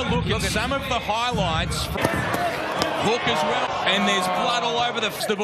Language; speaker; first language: English; native; English